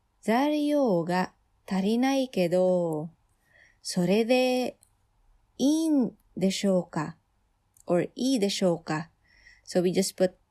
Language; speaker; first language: Japanese; non-native, fluent; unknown